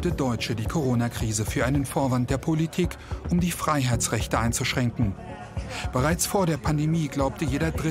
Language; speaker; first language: German; native; German